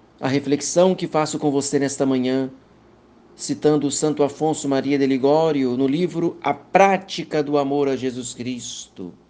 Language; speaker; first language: Portuguese; native; Portuguese